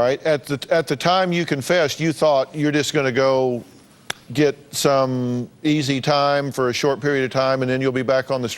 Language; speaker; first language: English; native; English